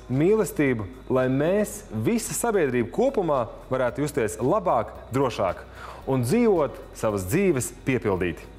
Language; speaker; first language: Latvian; native; Latvian